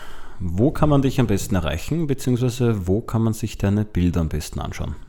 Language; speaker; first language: German; native; German